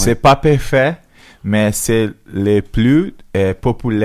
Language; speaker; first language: French; non-native, learner; Portuguese